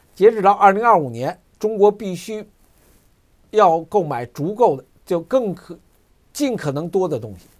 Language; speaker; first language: Chinese; native; Chinese